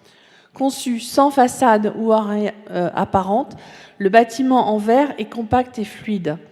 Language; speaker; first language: French; native; French